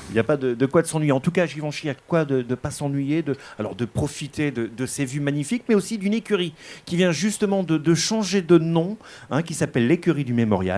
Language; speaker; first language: French; native; French